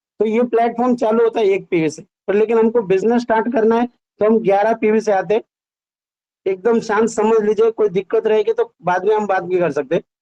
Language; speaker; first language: Hindi; non-native, local second language; Marathi